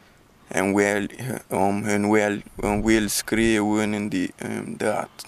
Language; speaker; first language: Dutch; non-native, learner; Papiamento